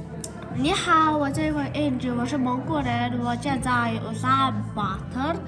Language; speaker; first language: Chinese; non-native, learner; Mongolian